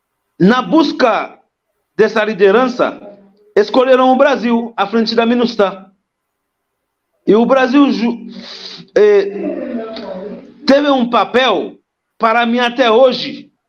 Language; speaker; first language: Portuguese; non-native, fluent; Haitian Creole